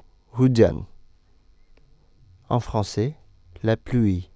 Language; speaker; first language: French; non-native, fluent; Indonesian